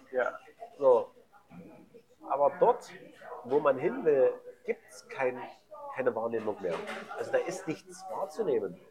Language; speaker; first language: German; native; German